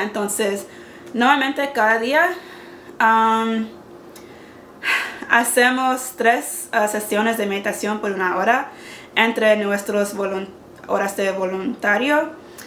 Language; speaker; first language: Spanish; non-native, learner; English